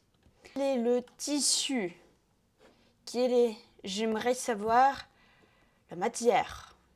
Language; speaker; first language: French; non-native, fluent; Russian